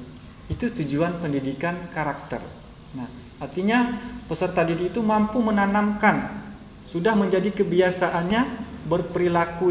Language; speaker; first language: Indonesian; native; Indonesian